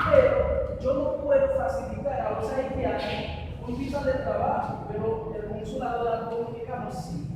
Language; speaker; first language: Spanish; non-native, local second language; Haitian Creole